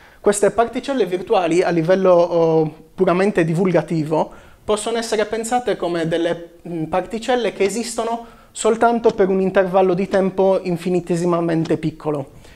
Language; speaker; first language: Italian; native; Italian